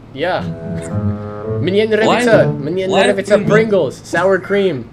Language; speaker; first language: Russian; non-native, learner; English